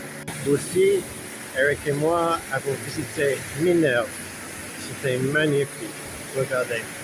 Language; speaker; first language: French; non-native, learner; English